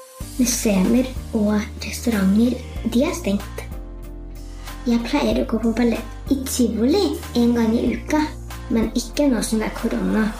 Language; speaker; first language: Norwegian; early bilingual, heritage; Norwegian